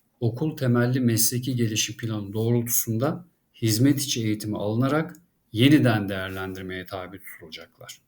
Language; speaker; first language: Turkish; native; Turkish